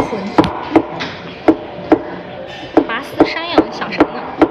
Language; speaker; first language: Chinese; native; Chinese